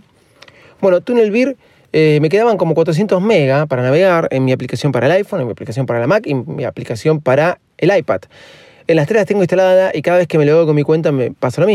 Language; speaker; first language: Spanish; native; Spanish